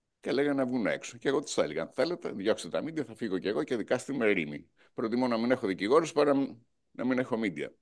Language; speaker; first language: Greek; non-native, local second language; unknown